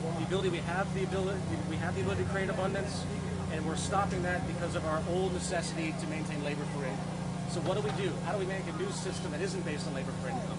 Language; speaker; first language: English; native; English